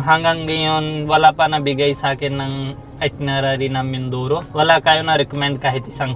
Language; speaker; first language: Filipino; non-native, learner; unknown